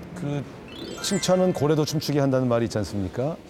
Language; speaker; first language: Korean; native; Korean